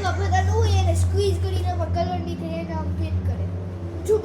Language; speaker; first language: Gujarati; early bilingual, heritage; Gujarati